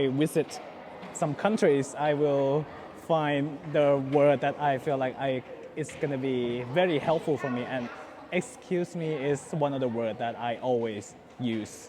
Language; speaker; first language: English; non-native, fluent; Thai